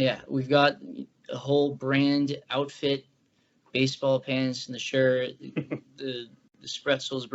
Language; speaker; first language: English; native; English